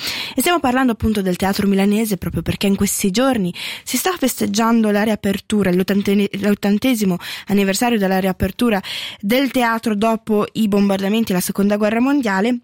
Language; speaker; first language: Italian; native; Italian